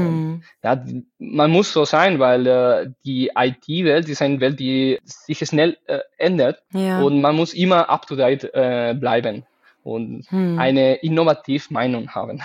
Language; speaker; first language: German; non-native, fluent; Spanish